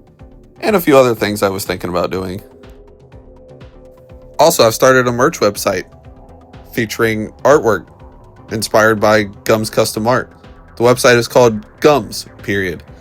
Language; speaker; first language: English; native; English